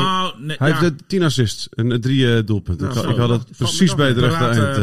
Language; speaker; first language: Dutch; native; Dutch